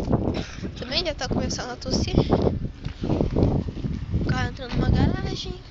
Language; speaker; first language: Portuguese; native; Portuguese